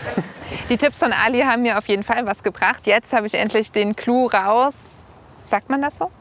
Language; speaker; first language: German; native; German